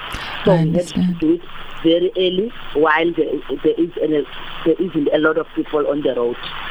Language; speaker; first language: English; non-native, local second language; Afrikaans